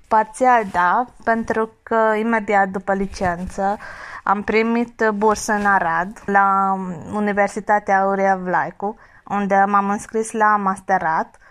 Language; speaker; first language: Romanian; non-native, fluent; Hungarian